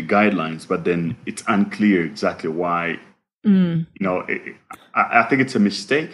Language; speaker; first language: English; non-native, local second language; Nyanja